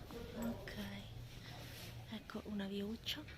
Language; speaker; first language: Italian; native; Italian